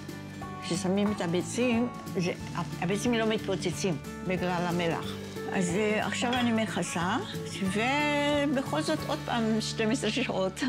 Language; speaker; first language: Hebrew; non-native, fluent; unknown